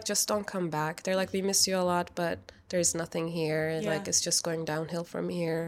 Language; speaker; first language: English; non-native, fluent; Turkish